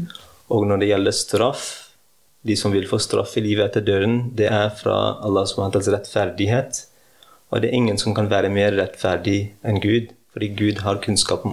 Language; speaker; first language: Norwegian; early bilingual, heritage; Norwegian